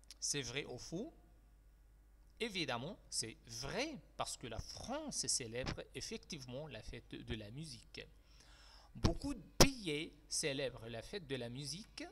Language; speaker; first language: French; non-native, fluent; Arabic